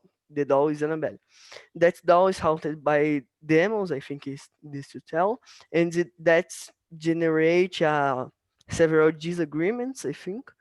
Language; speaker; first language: English; non-native, learner; Portuguese